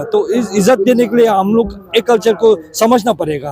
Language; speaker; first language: Hindi; non-native, fluent; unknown